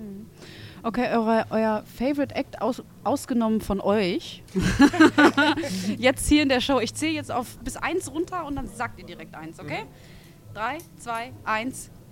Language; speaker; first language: German; native; German